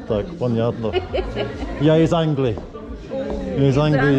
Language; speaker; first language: Russian; non-native, learner; English